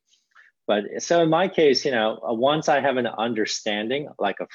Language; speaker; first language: English; early bilingual, other home language; Korean